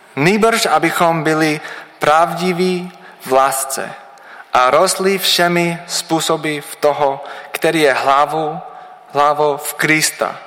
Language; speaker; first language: Czech; non-native, learner; English